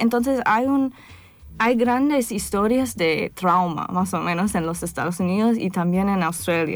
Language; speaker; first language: Spanish; non-native, fluent; English